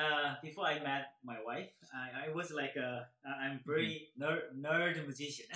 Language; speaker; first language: English; non-native, learner; Korean